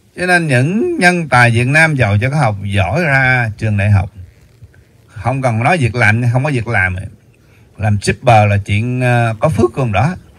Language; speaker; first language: Vietnamese; native; Vietnamese